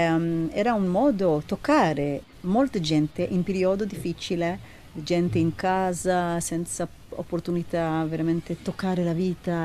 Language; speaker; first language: Italian; non-native, learner; Hebrew